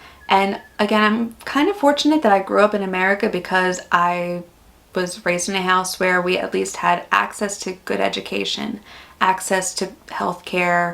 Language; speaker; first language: English; native; English